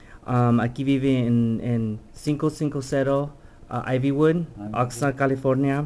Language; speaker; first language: Spanish; early bilingual, heritage; Spanish